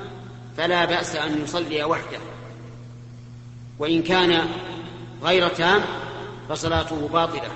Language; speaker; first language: Arabic; native; Arabic